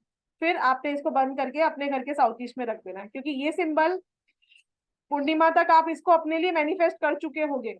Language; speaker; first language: Hindi; native; Hindi